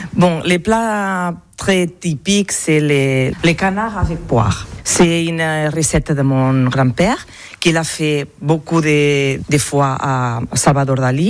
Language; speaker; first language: French; non-native, learner; Catalan